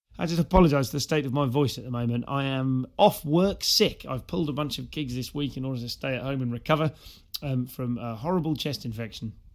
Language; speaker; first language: English; native; English